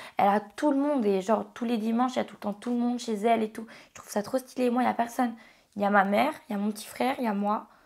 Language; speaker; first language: French; native; French